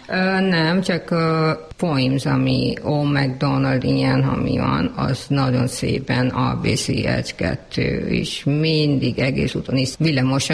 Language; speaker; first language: Hungarian; non-native, learner; Urdu